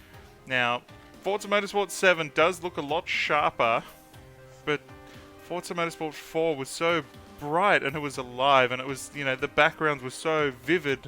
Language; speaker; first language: English; native; English